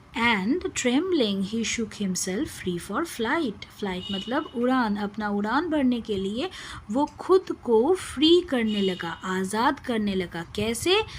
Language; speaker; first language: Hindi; non-native, local second language; Bangla